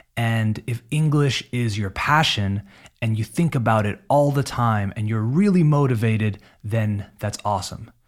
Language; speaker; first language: English; native; English